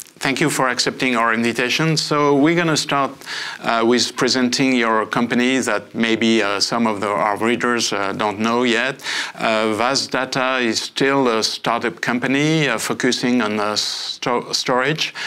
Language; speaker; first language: English; non-native, fluent; French